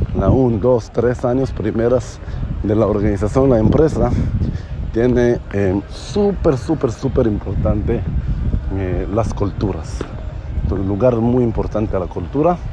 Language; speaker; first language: Spanish; non-native, fluent; Hebrew